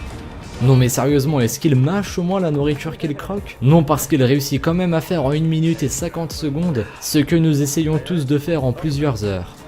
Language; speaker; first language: French; native; French